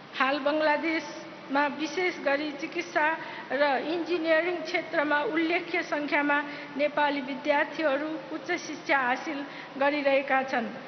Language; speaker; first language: Nepali; native; Nepali